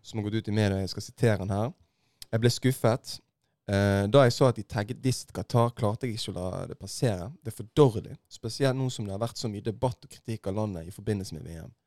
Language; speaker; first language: Norwegian; native; Norwegian